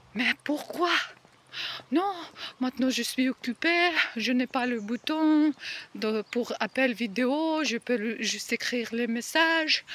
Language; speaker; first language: French; non-native, learner; Ukrainian